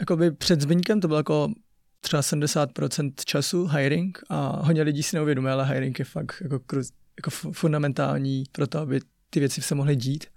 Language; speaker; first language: Czech; early bilingual, other home language; Chinese